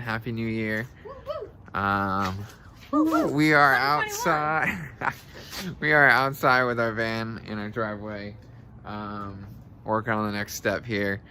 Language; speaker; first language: English; native; English